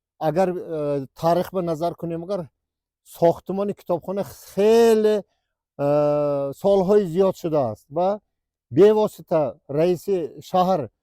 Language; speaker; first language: Tajik; non-native, local second language; Uzbek